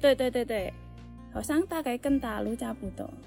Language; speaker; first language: Chinese; non-native, learner; Indonesian